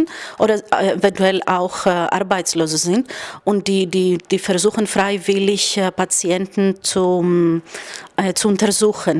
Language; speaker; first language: German; non-native, fluent; Greek